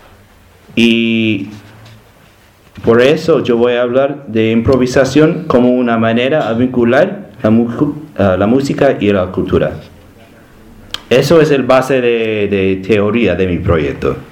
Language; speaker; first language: Spanish; non-native, learner; English